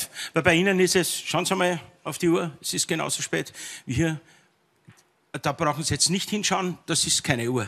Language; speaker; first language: German; native; German